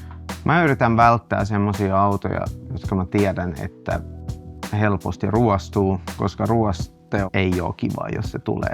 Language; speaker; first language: Finnish; non-native, local second language; Swedish